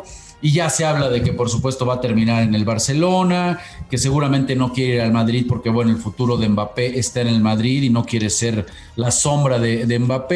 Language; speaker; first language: Spanish; native; Spanish